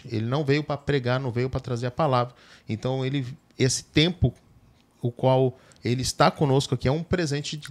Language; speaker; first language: Portuguese; native; Portuguese